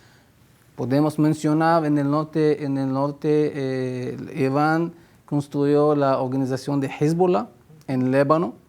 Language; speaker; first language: Spanish; non-native, fluent; Hebrew